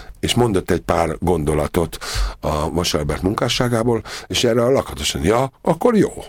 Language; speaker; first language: Hungarian; native; Hungarian